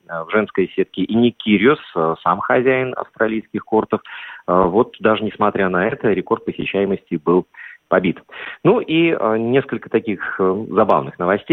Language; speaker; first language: Russian; native; Russian